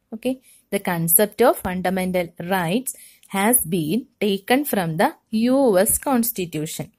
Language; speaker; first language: English; non-native, local second language; Malayalam